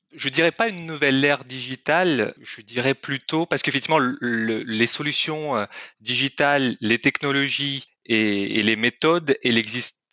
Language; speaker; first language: French; non-native, fluent; Russian